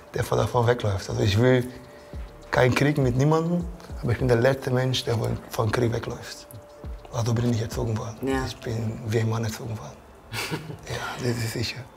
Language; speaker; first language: German; non-native, fluent; Portuguese